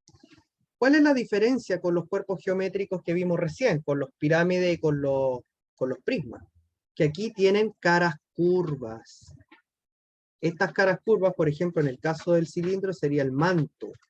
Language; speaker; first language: Spanish; native; Spanish